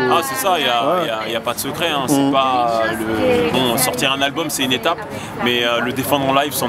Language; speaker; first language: French; native; French